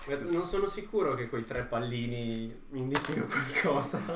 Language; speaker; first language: Italian; native; Italian